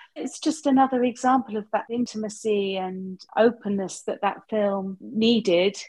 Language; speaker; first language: English; native; English